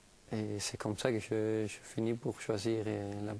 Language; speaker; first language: French; non-native, fluent; Spanish